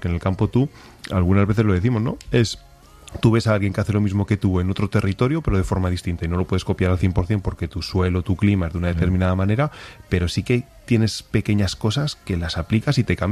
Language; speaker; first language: Spanish; native; Spanish